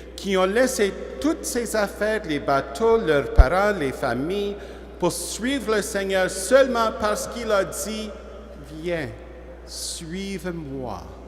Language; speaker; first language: French; non-native, learner; English